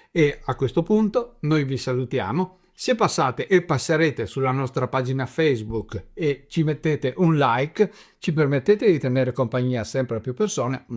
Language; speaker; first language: Italian; native; Italian